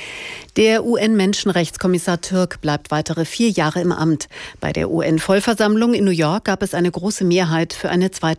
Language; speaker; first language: German; native; German